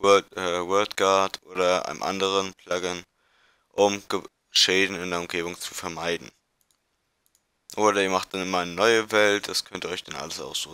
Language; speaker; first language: German; native; German